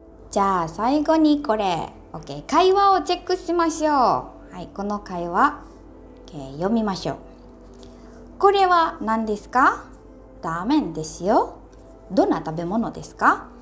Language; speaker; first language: Japanese; non-native, fluent; Indonesian